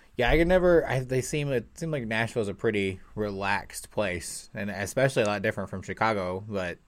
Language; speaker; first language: English; native; English